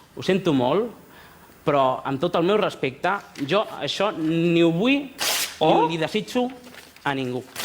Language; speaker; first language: Catalan; early bilingual, other home language; Spanish